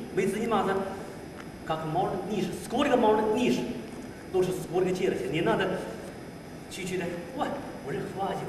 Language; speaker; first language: Russian; non-native, learner; Chinese